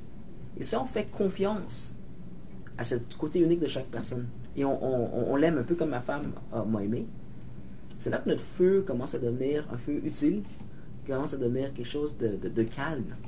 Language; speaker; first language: French; native; French